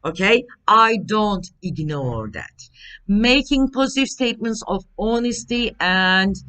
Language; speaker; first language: English; non-native, fluent; Turkish